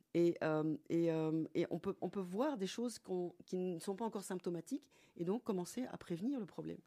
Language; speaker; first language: French; native; French